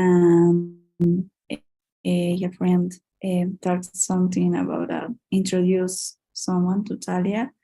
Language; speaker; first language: English; non-native, learner; Spanish